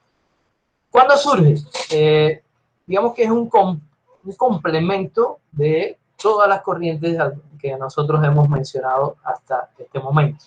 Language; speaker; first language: Spanish; native; Spanish